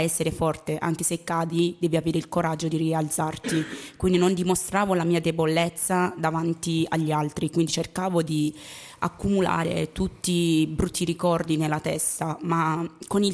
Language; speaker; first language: Italian; early bilingual, other home language; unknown